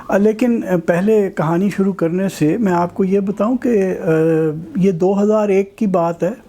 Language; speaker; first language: Urdu; non-native, local second language; Punjabi